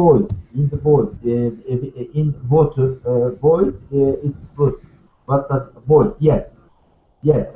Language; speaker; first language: English; non-native, learner; Turkish